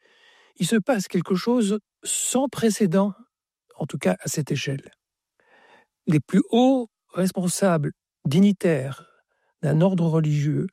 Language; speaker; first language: French; native; French